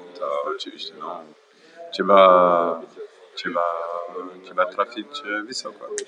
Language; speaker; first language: Polish; non-native, learner; French